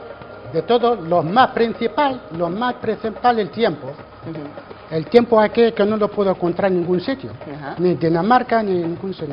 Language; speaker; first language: Spanish; non-native, learner; Arabic